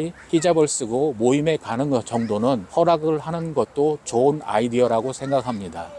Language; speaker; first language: Korean; native; Korean